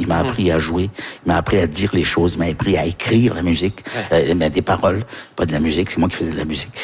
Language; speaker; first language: French; early bilingual, heritage; French